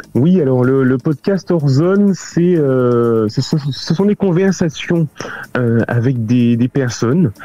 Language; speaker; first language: French; native; French